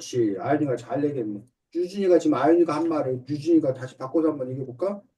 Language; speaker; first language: Korean; native; Korean